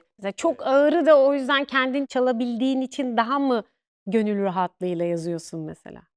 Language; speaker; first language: Turkish; native; Turkish